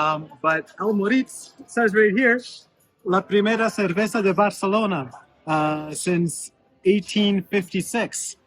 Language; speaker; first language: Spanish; non-native, fluent; English